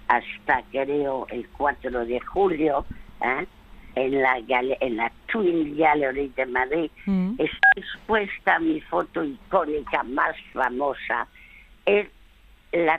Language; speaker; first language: Spanish; early bilingual, other home language; French